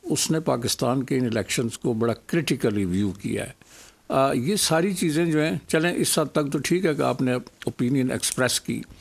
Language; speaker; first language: Urdu; native; Urdu